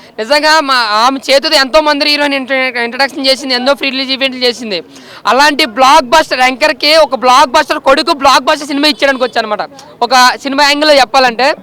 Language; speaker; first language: Telugu; native; Telugu